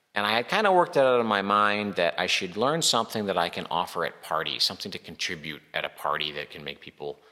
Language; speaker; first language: English; native; English